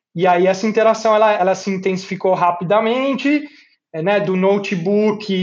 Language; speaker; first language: Portuguese; native; Portuguese